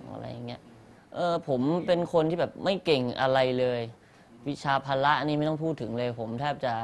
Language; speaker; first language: Thai; native; Thai